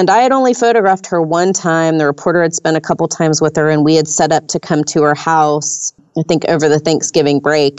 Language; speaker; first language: English; native; English